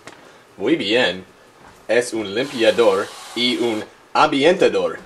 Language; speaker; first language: Spanish; non-native, learner; English